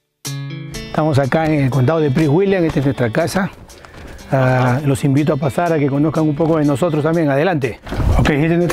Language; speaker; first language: Spanish; native; Spanish